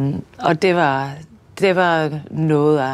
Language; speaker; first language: Danish; non-native, fluent; English